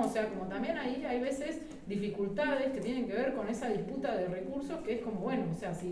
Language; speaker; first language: Spanish; native; Spanish